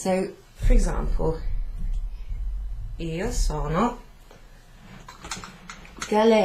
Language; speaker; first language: Italian; non-native, fluent; English